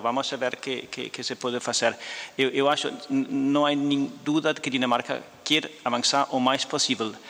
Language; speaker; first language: Portuguese; non-native, fluent; Danish